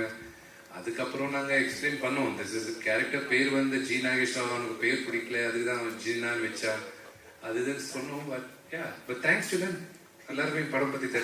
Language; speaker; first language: Tamil; non-native, local second language; Malayalam